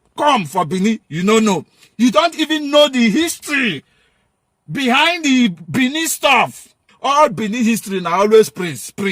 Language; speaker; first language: Nigerian Pidgin; non-native, local second language; Igbo